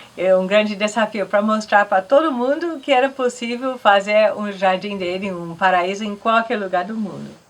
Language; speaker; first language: Portuguese; non-native, fluent; English